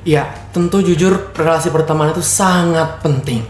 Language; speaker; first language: Indonesian; native; Indonesian